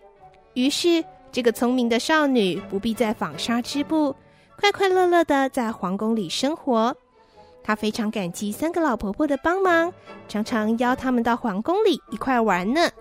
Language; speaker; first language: Chinese; native; Chinese